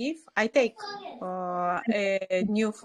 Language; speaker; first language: English; non-native, learner; Kyrgyz